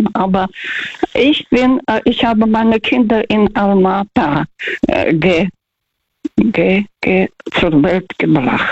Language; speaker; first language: German; non-native, fluent; Russian